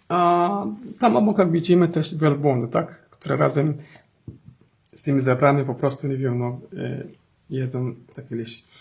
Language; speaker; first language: Polish; non-native, fluent; Somali